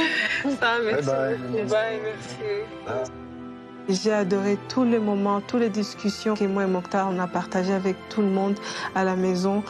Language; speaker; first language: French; non-native, local second language; Kinyarwanda